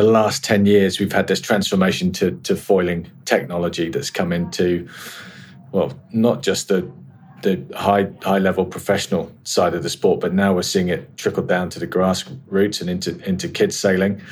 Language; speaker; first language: English; native; English